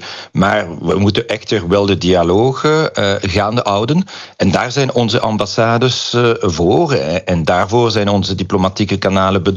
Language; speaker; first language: Dutch; non-native, local second language; French